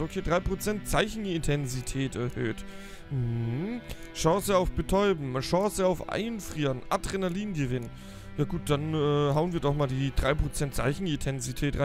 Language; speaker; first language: German; native; German